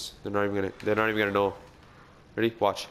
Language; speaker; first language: English; native; English